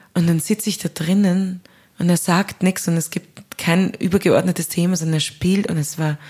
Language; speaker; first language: German; native; German